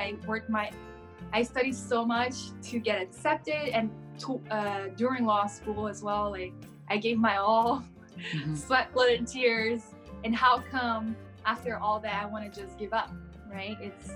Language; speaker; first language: English; non-native, fluent; Portuguese